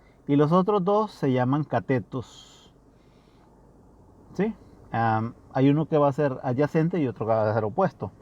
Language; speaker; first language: Spanish; native; Spanish